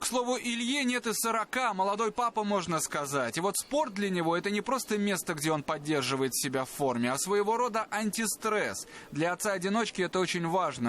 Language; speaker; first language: Russian; native; Russian